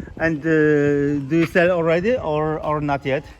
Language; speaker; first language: English; non-native, learner; Polish